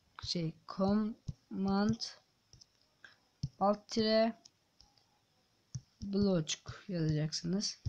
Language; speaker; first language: Turkish; native; Turkish